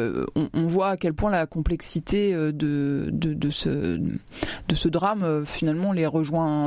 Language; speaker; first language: French; native; French